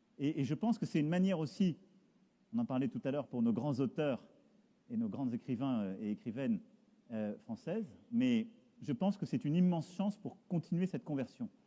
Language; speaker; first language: French; native; French